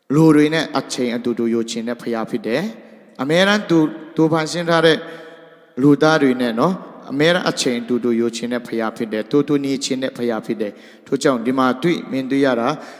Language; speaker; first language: Burmese; non-native, local second language; Tedim Chin